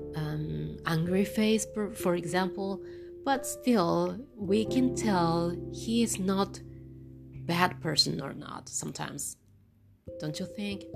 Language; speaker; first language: English; non-native, learner; Japanese